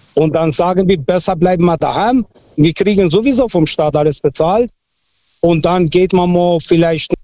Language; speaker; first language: German; non-native, fluent; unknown